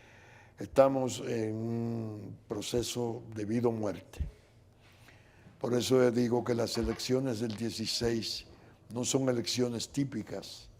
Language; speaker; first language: Spanish; native; Spanish